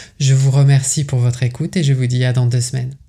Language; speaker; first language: French; native; French